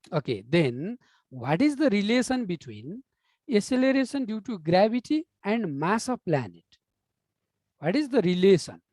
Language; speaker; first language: English; non-native, local second language; Nepali